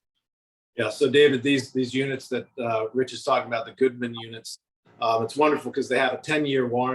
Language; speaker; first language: English; native; English